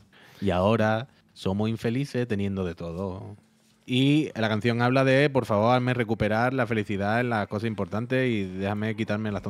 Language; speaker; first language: Spanish; native; Spanish